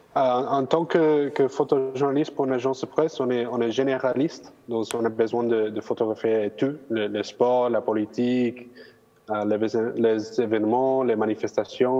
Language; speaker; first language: French; non-native, fluent; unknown